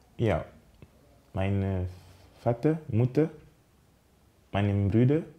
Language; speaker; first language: German; non-native, learner; French